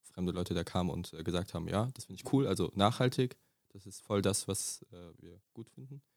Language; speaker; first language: German; native; German